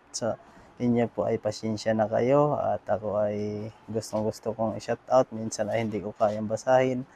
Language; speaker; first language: Filipino; native; Filipino